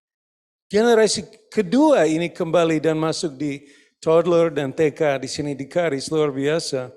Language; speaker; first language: Indonesian; non-native, fluent; English